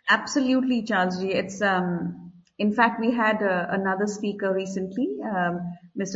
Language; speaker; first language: English; non-native, local second language; Hindi